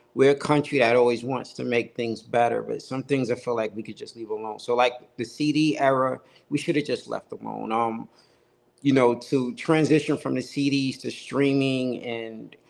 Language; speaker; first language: English; native; English